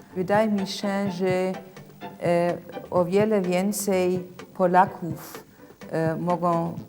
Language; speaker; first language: Polish; non-native, fluent; German